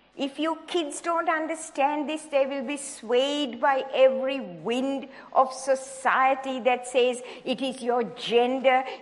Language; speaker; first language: English; non-native, local second language; Sinhala